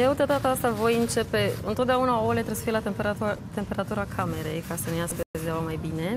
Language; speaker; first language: Romanian; native; Romanian